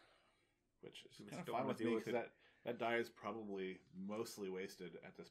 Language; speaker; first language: English; native; English